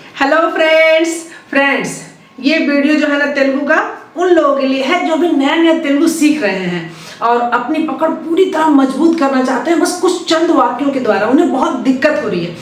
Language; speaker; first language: Hindi; native; Hindi